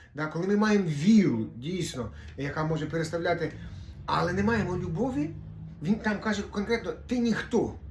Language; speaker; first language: Ukrainian; non-native, local second language; Russian